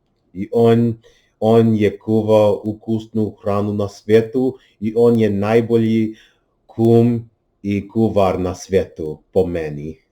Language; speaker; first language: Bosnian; non-native, learner; English